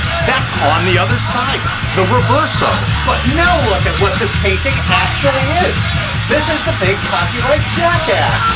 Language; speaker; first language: English; native; English